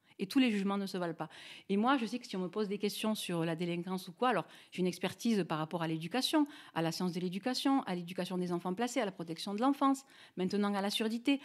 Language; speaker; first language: French; native; French